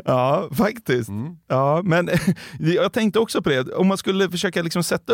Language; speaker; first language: Swedish; native; Swedish